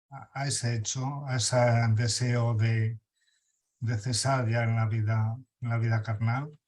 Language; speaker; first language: Spanish; native; Spanish